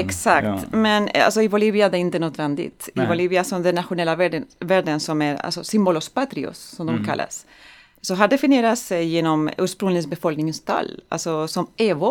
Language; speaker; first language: Swedish; non-native, learner; Spanish